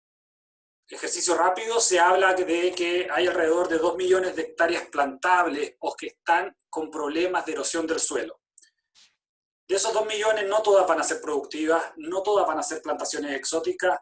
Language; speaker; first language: Spanish; native; Spanish